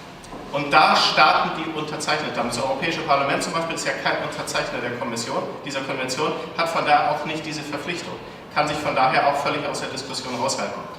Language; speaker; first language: German; native; German